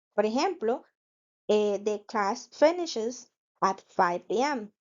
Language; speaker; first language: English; non-native, fluent; Spanish